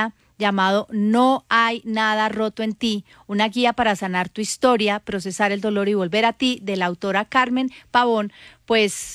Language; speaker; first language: Spanish; native; Spanish